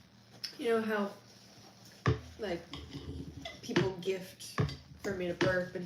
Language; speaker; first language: English; native; English